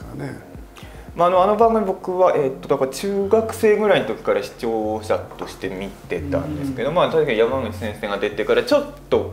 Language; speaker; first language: Japanese; native; Japanese